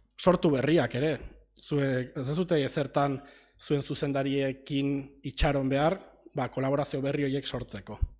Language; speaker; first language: Basque; native; Basque